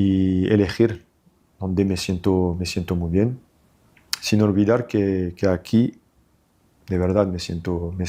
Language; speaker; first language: Spanish; non-native, fluent; French